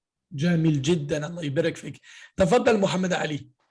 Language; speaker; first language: Arabic; early bilingual, heritage; Arabic